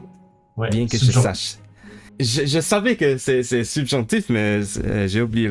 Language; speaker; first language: French; non-native, learner; Cantonese